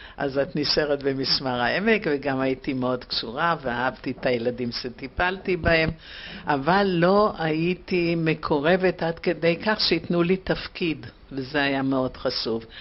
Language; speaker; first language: Hebrew; early bilingual, other home language; German